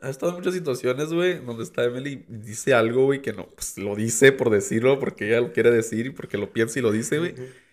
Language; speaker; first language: Spanish; early bilingual, heritage; Spanish